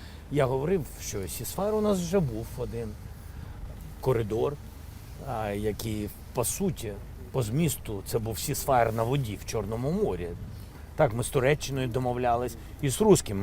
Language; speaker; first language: Ukrainian; non-native, local second language; Russian